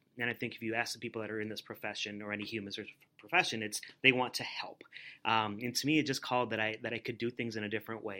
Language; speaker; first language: English; native; English